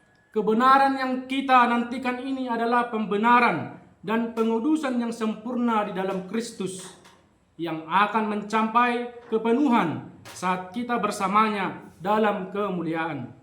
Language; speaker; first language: Indonesian; native; Indonesian